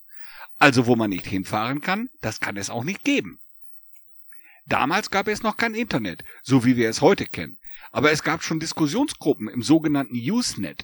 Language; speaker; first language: German; native; German